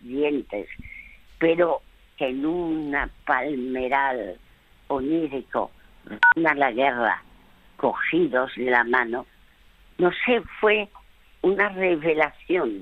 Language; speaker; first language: Spanish; early bilingual, other home language; French